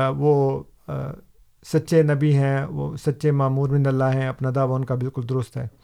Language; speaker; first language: Urdu; non-native, local second language; Punjabi